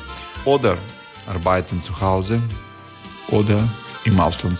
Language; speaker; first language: German; non-native, fluent; Croatian